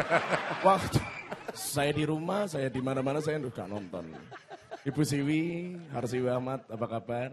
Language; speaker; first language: Indonesian; native; Indonesian